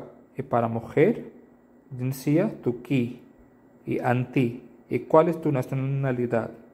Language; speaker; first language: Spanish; non-native, learner; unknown